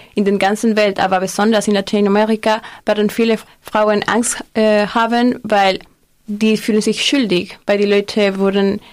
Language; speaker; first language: German; non-native, learner; Spanish